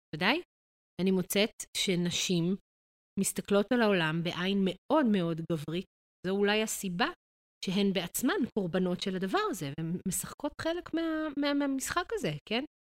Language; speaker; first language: Hebrew; native; Hebrew